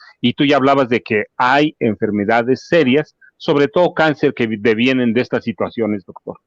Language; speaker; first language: Spanish; native; Spanish